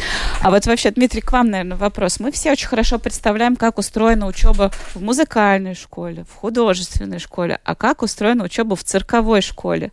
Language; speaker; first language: Russian; native; Russian